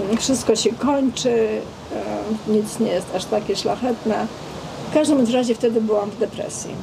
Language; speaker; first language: Polish; non-native, fluent; Armenian